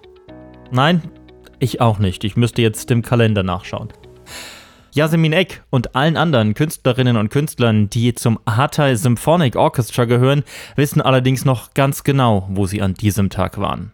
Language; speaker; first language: German; native; German